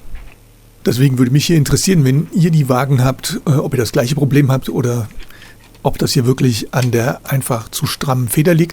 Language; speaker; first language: German; native; German